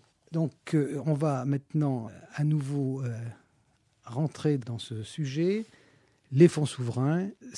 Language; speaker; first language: French; native; French